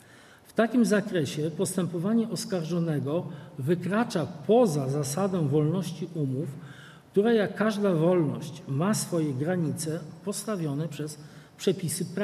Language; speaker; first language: Polish; native; Polish